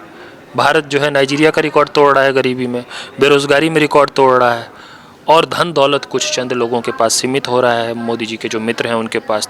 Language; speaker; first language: Hindi; native; Hindi